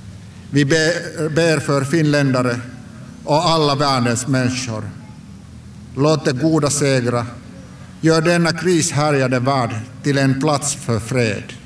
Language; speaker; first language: Swedish; non-native, local second language; Finnish